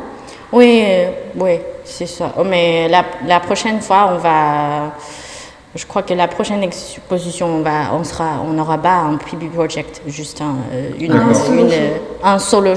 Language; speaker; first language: French; non-native, fluent; Chinese